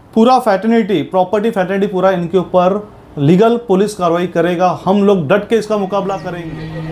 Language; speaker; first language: Hindi; non-native, local second language; Marathi